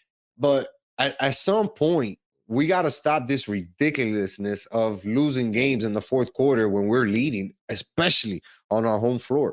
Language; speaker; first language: English; native; English